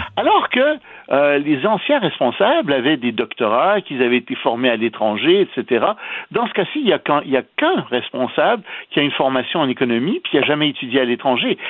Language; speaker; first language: French; native; French